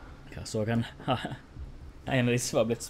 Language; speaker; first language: Norwegian; native; Norwegian